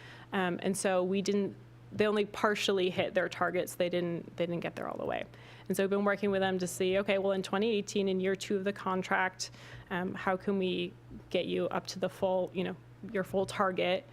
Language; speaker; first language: English; native; English